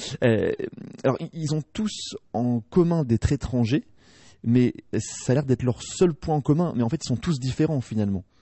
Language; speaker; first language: French; native; French